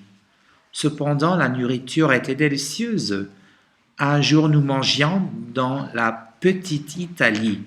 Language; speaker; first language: French; non-native, learner; English